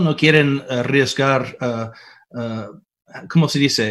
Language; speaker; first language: Spanish; non-native, fluent; English